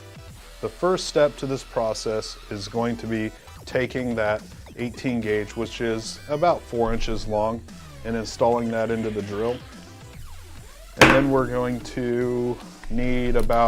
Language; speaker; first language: English; native; English